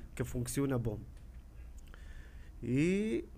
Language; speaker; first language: Portuguese; non-native, learner; Hebrew